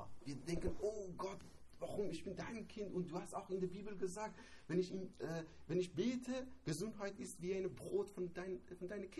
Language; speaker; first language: German; non-native, learner; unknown